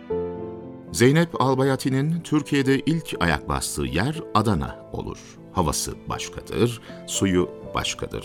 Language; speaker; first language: Turkish; native; Turkish